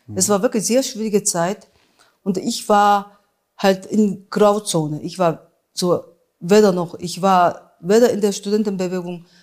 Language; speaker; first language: German; non-native, fluent; Korean